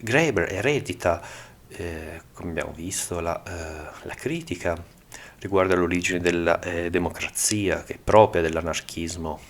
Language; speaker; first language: Italian; native; Italian